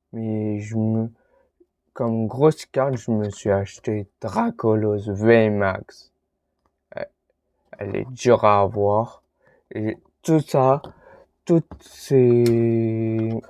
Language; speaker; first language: French; native; French